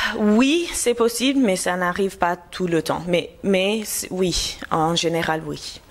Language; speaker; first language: French; non-native, fluent; English